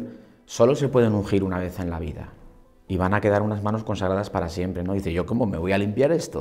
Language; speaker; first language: Spanish; native; Spanish